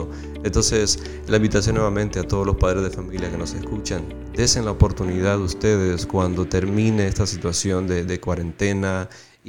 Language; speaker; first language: Spanish; native; Spanish